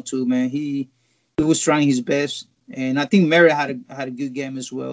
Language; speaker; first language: English; non-native, fluent; Spanish